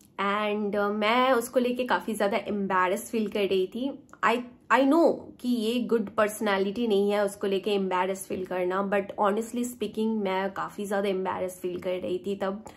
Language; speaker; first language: Hindi; native; Hindi